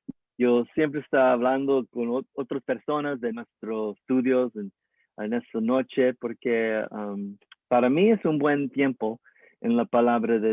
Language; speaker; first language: Spanish; early bilingual, heritage; English